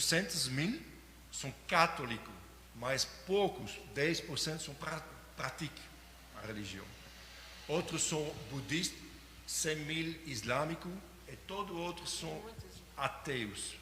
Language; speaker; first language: Portuguese; non-native, learner; French